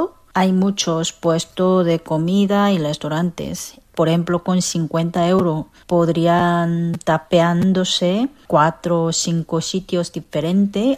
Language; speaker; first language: Spanish; non-native, fluent; Korean